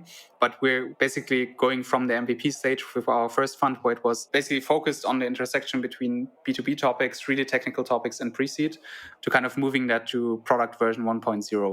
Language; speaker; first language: English; non-native, fluent; German